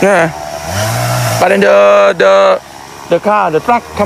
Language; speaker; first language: English; non-native, learner; Thai